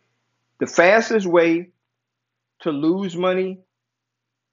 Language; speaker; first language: English; native; English